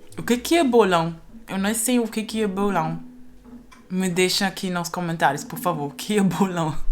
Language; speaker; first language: Portuguese; non-native, fluent; Spanish